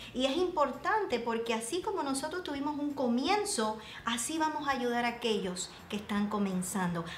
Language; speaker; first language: Spanish; early bilingual, heritage; Spanish